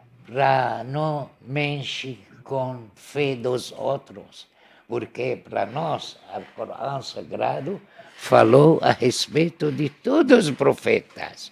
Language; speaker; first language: Portuguese; non-native, learner; Arabic